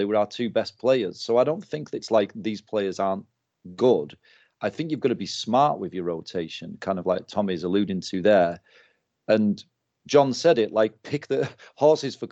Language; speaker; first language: English; native; English